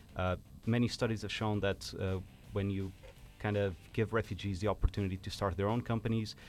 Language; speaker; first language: English; non-native, fluent; Portuguese